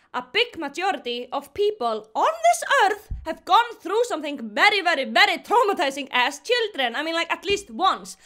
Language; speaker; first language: English; non-native, fluent; Icelandic